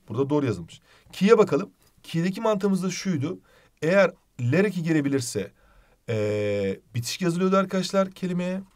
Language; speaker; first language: Turkish; native; Turkish